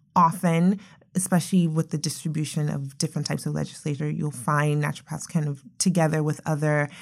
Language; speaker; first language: English; non-native, local second language; Yoruba